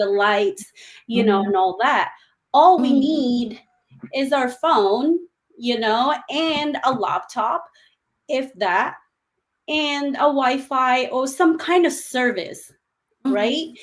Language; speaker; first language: English; non-native, local second language; Filipino